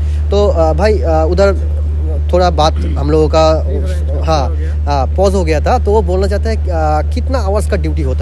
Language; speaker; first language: Hindi; non-native, local second language; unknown